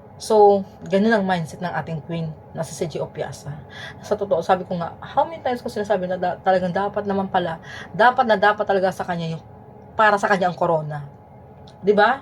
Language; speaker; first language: Filipino; native; Filipino